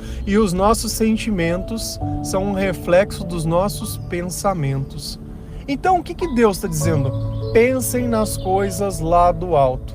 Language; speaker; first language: Portuguese; native; Portuguese